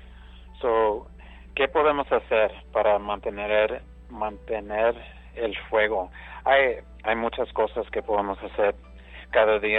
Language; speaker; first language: Spanish; early bilingual, heritage; English